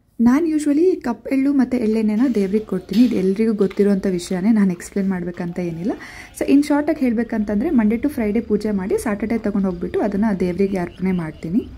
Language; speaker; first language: Kannada; native; Kannada